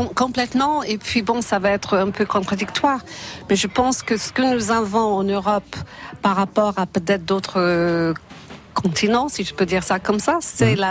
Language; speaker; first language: French; non-native, fluent; English